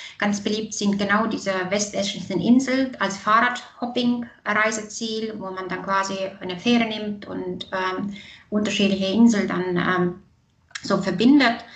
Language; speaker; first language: German; non-native, fluent; Estonian